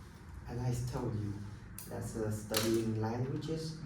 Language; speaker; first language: English; non-native, learner; Vietnamese